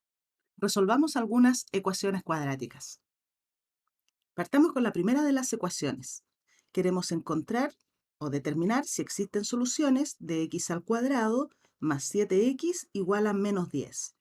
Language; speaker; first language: Spanish; native; Spanish